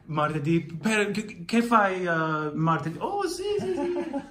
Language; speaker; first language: Italian; non-native, learner; English